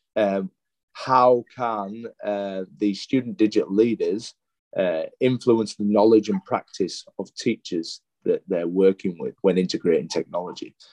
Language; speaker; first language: English; native; English